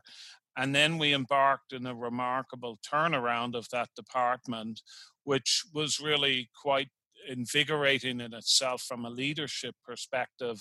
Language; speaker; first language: English; native; English